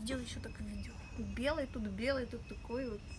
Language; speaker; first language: Russian; native; Russian